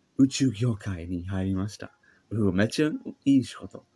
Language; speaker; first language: Japanese; non-native, learner; English